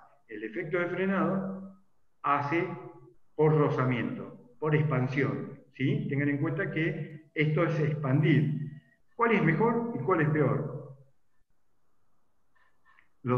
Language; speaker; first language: Spanish; native; Spanish